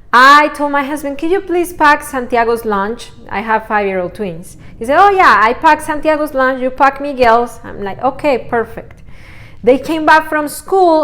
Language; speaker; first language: English; non-native, fluent; Spanish